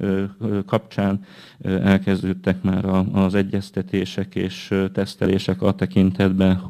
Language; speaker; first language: Hungarian; native; Hungarian